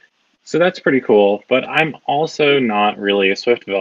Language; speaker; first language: English; native; English